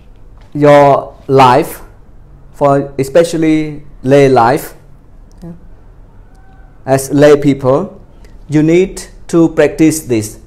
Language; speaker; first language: English; non-native, fluent; Khmer